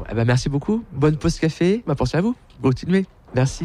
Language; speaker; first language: French; native; French